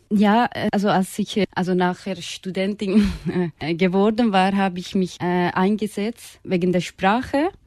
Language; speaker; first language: German; non-native, fluent; Kurdish